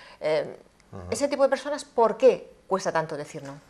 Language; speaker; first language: Spanish; native; Spanish